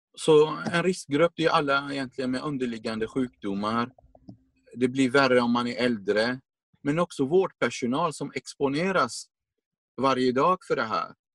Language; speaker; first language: Swedish; non-native, fluent; Arabic